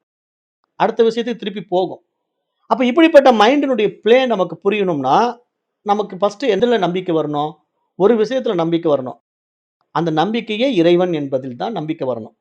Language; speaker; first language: Tamil; native; Tamil